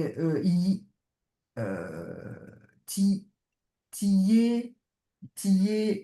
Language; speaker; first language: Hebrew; non-native, learner; French